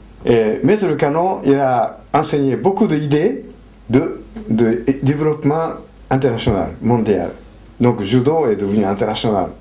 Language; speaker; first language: French; non-native, fluent; Japanese